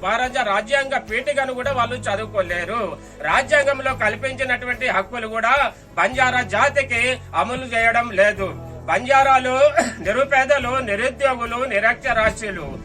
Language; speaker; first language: Telugu; non-native, local second language; Lambadi